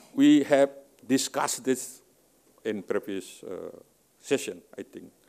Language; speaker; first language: English; non-native, fluent; Indonesian